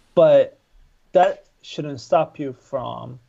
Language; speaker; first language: English; non-native, fluent; Italian